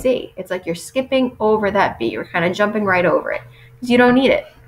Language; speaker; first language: English; native; English